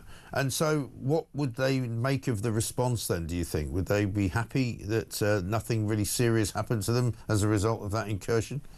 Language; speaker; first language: English; native; English